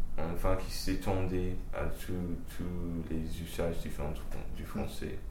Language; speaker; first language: French; early bilingual, heritage; French